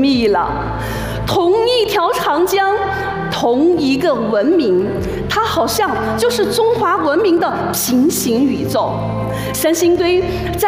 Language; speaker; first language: Chinese; native; Chinese